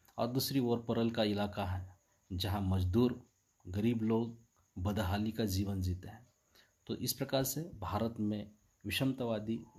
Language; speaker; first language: Hindi; non-native, local second language; Marathi